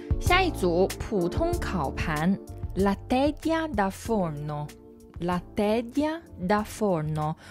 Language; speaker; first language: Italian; non-native, fluent; Chinese